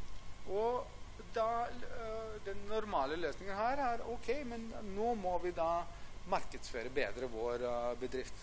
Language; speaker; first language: Norwegian; non-native, fluent; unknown